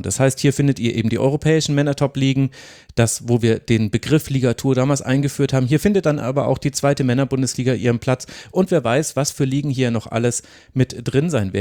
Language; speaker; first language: German; native; German